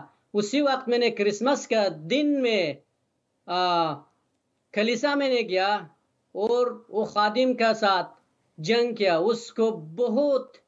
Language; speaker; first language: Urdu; non-native, learner; Persian